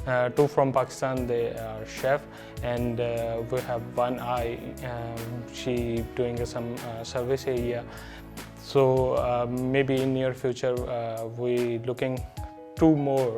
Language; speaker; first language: English; non-native, learner; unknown